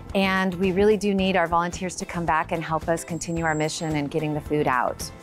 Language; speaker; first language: English; native; English